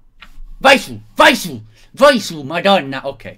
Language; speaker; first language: Italian; native; Italian